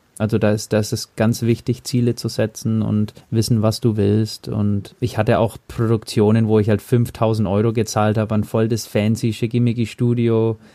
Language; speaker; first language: German; early bilingual, heritage; German